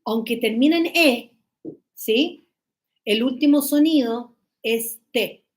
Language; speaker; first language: Spanish; non-native, fluent; English